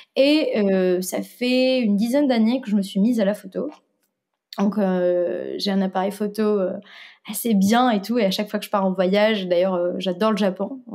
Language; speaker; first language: French; non-native, local second language; Arabic